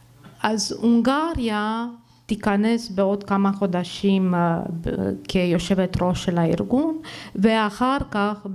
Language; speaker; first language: Hebrew; non-native, fluent; Romanian